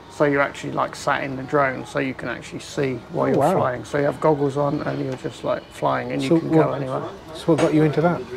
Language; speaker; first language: English; native; English